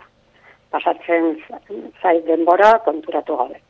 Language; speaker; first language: Basque; non-native, local second language; Spanish